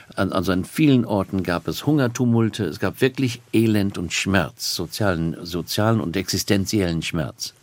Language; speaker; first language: German; non-native, fluent; English